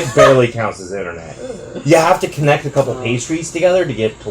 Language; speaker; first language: English; native; English